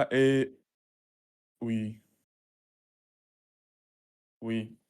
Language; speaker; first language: French; non-native, learner; Russian